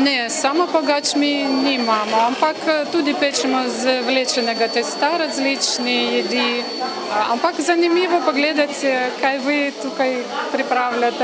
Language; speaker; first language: Slovenian; non-native, learner; Ukrainian